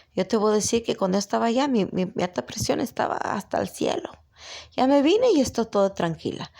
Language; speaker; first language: Spanish; early bilingual, heritage; Spanish